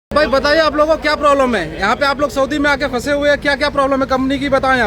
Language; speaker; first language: Hindi; native; Hindi